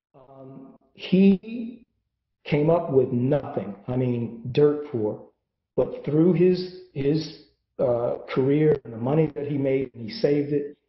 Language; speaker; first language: English; native; English